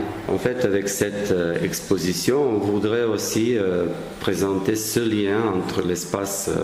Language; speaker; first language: French; non-native, fluent; Serbian